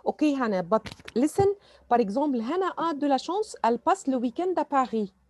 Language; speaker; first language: French; non-native, fluent; Arabic